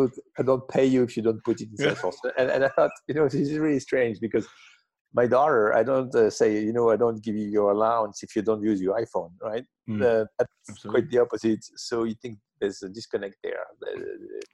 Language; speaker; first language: English; non-native, fluent; French